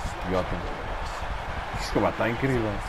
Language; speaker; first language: Portuguese; native; Portuguese